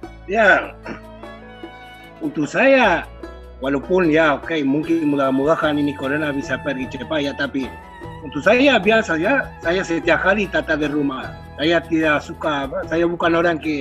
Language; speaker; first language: Indonesian; non-native, fluent; Spanish